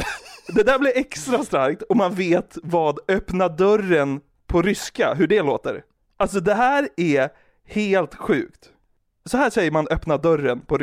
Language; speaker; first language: Swedish; native; Swedish